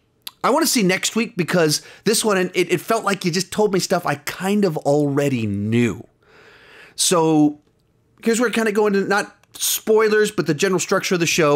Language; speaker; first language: English; native; English